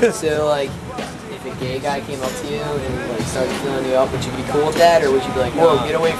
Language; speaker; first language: English; native; English